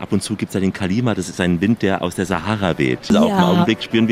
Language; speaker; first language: German; native; German